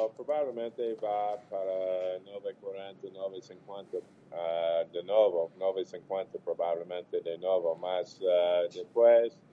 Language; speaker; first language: Portuguese; non-native, fluent; English